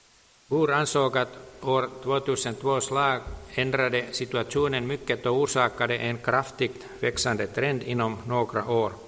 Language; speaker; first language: Swedish; non-native, local second language; Finnish